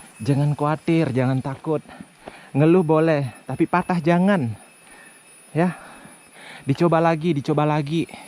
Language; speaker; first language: Indonesian; non-native, local second language; Buginese